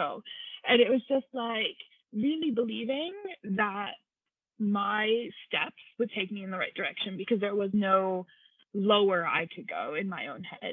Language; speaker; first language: English; native; English